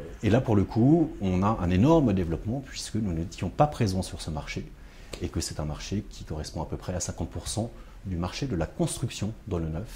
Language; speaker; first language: French; native; French